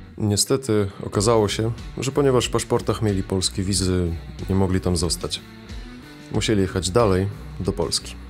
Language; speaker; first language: Polish; early bilingual, other home language; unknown